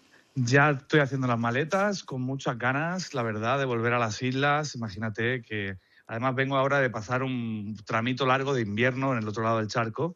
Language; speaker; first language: Spanish; native; Spanish